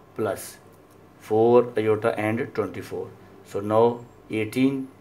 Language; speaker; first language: English; non-native, local second language; Urdu